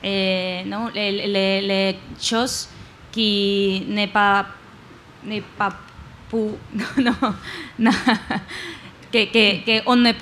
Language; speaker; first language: French; non-native, learner; Spanish